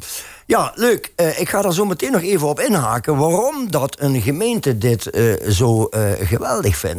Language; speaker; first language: Dutch; native; Dutch